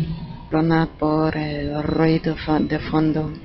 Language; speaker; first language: Spanish; non-native, fluent; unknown